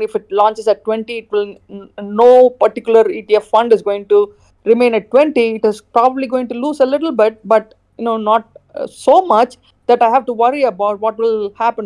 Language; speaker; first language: English; non-native, fluent; Khmer